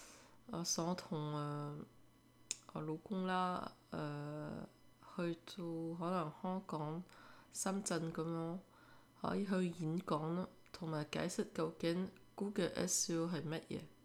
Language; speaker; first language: Cantonese; early bilingual, heritage; French